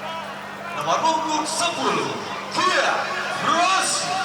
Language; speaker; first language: Indonesian; native; Indonesian